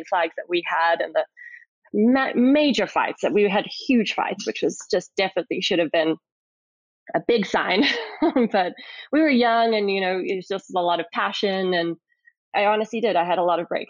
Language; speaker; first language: English; native; English